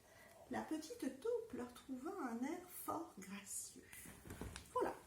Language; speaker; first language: French; native; French